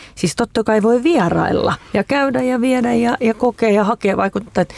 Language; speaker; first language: Finnish; native; Finnish